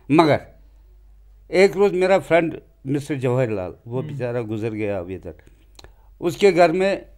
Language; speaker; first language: Hindi; non-native, local second language; Kashmiri